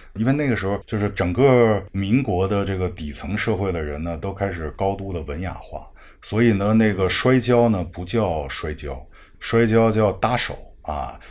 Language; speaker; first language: Chinese; native; Chinese